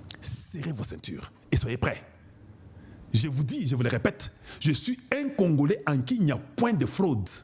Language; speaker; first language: French; non-native, local second language; Lingala